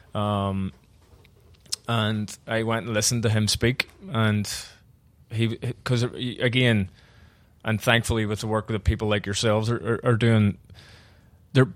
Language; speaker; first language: English; native; English